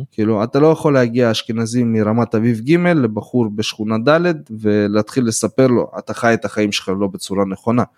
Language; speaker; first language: Hebrew; early bilingual, other home language; Russian